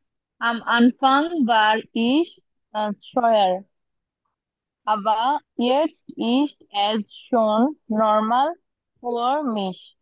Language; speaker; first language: German; non-native, learner; Bangla